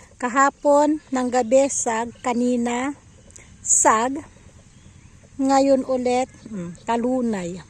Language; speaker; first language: Filipino; native; Filipino